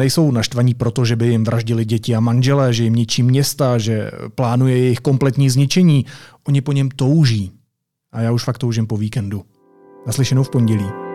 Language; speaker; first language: Czech; native; Czech